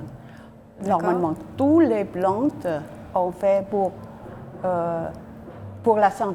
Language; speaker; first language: French; non-native, learner; Vietnamese